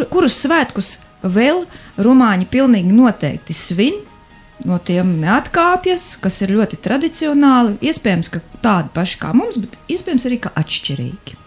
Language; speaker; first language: Latvian; native; Latvian